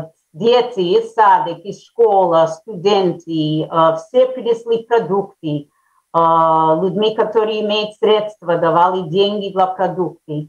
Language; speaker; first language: Russian; early bilingual, heritage; Russian